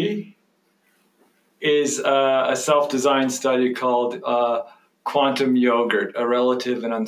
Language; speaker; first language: English; native; English